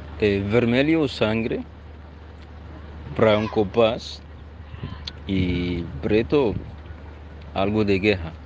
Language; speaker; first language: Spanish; non-native, learner; Arabic